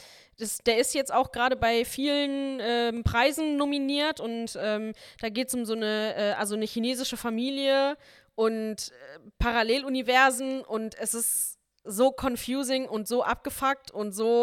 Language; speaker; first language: German; native; German